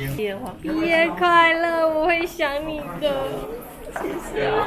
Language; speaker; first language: Chinese; non-native, fluent; Mongolian